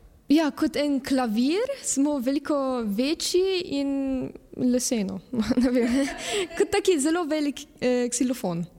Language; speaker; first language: Slovenian; early bilingual, heritage; Slovenian